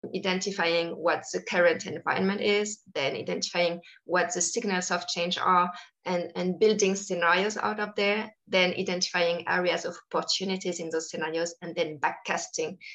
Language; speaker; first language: English; non-native, fluent; French